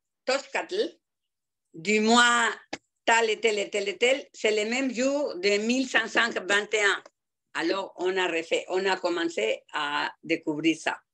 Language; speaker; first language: French; non-native, fluent; Spanish